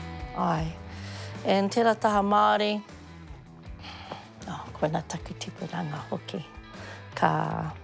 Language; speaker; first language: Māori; non-native, local second language; English